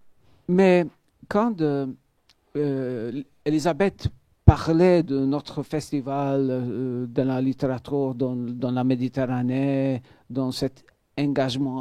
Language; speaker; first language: French; non-native, fluent; Maltese